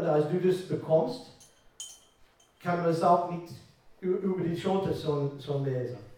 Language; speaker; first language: German; non-native, fluent; English